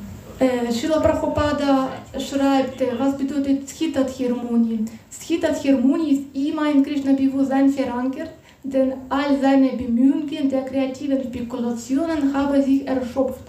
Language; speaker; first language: German; non-native, fluent; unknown